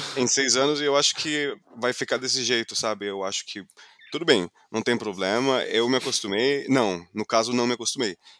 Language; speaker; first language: Portuguese; non-native, fluent; English